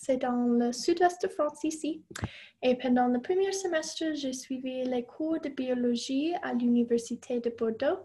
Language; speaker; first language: French; non-native, fluent; English